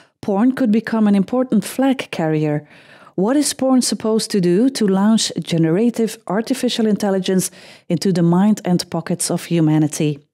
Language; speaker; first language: English; non-native, fluent; Dutch